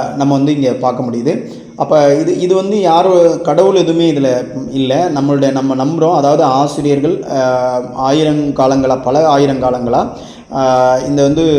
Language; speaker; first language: Tamil; native; Tamil